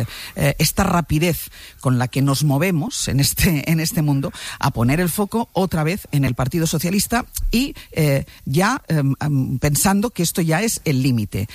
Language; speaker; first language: Spanish; native; Spanish